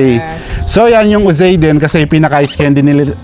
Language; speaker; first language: Filipino; non-native, local second language; Pampanga